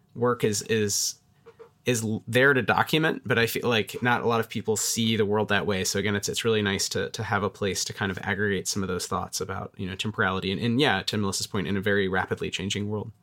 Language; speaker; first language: English; native; English